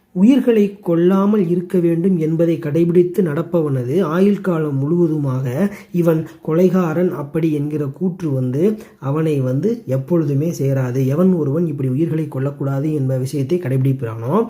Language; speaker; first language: Tamil; native; Tamil